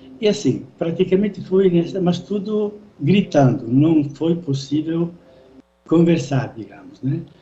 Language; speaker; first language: Portuguese; non-native, fluent; Italian